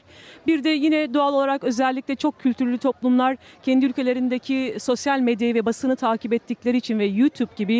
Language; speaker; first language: Turkish; native; Turkish